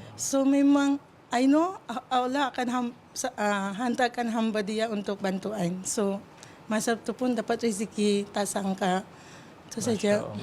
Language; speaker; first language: Malay; non-native, fluent; Filipino